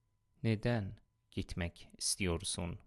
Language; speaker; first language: Turkish; non-native, fluent; Persian